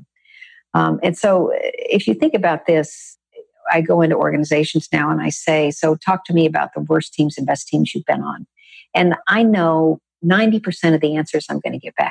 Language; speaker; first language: English; native; English